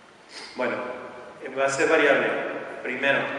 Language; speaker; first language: Spanish; native; Spanish